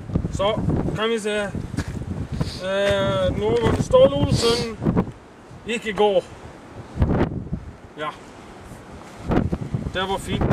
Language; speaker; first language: Norwegian; non-native, learner; Swedish